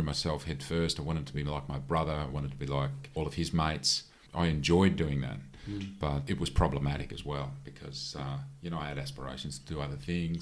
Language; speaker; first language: English; native; English